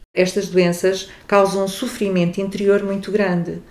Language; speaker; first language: Portuguese; non-native, local second language; Kabuverdianu